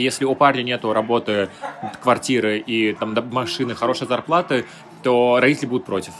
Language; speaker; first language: Russian; native; Russian